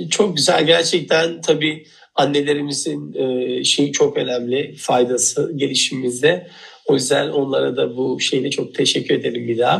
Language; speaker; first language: Turkish; native; Turkish